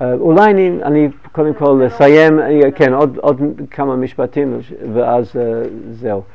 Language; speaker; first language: Hebrew; non-native, fluent; English